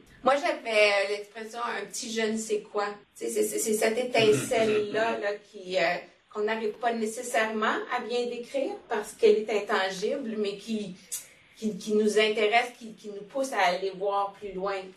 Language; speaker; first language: French; native; French